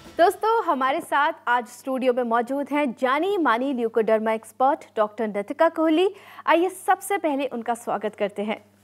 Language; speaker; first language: Hindi; native; Hindi